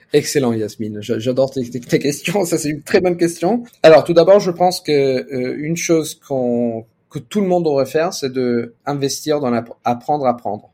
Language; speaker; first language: French; non-native, fluent; Italian